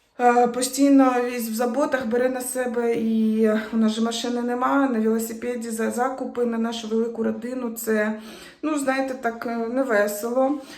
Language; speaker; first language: Ukrainian; native; Ukrainian